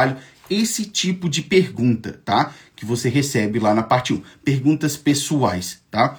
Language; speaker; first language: Portuguese; native; Portuguese